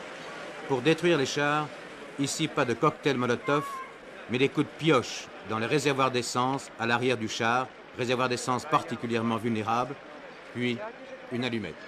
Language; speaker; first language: French; native; French